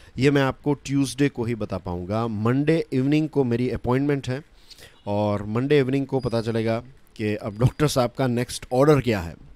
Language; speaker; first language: Hindi; non-native, local second language; Gujarati